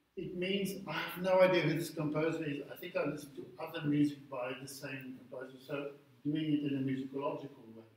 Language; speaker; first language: English; non-native, local second language; Afrikaans